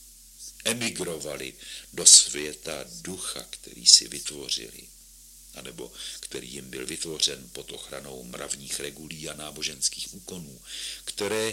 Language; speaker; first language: Czech; native; Czech